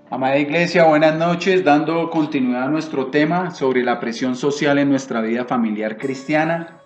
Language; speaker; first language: Spanish; native; Spanish